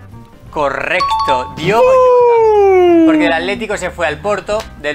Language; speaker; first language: Spanish; native; Spanish